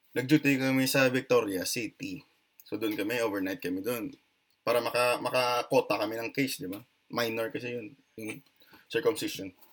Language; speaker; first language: Filipino; non-native, local second language; Hiligaynon